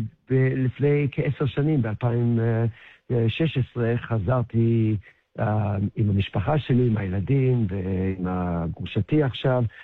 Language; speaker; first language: Hebrew; early bilingual, heritage; English